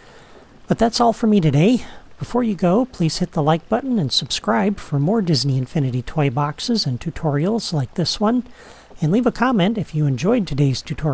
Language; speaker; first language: English; native; English